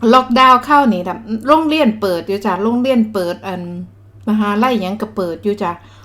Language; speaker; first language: Thai; native; Thai